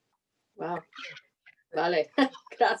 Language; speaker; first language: Spanish; non-native, fluent; English